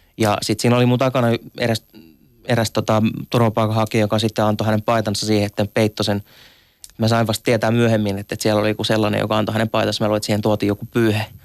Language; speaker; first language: Finnish; early bilingual, other home language; Arabic